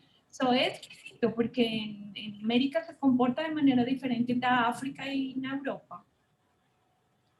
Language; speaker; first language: Portuguese; non-native, fluent; Spanish